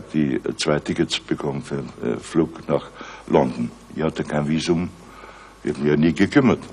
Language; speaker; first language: German; native; German